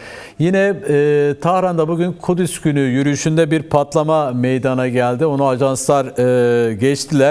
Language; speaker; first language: Turkish; native; Turkish